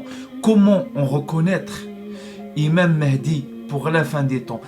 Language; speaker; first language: French; non-native, learner; Arabic